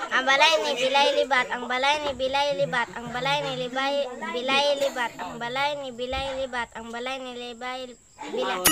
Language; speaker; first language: Cebuano; native; Cebuano